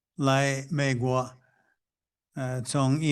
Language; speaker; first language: Chinese; non-native, fluent; English